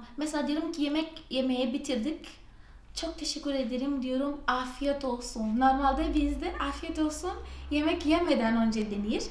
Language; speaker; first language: Turkish; non-native, fluent; Portuguese